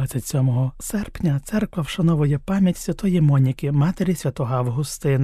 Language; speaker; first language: Ukrainian; native; Ukrainian